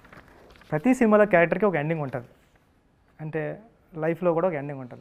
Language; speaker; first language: Telugu; native; Telugu